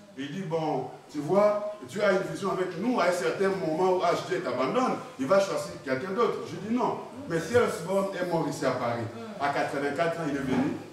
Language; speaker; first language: French; non-native, local second language; Lingala